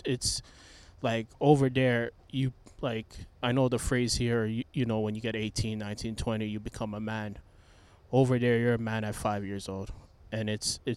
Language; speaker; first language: English; native; English